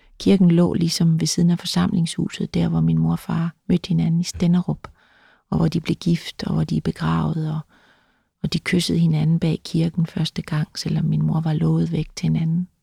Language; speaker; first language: Danish; native; Danish